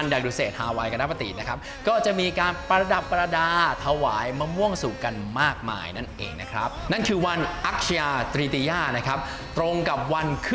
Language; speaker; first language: Thai; native; Thai